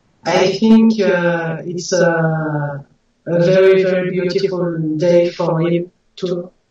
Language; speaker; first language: English; non-native, learner; French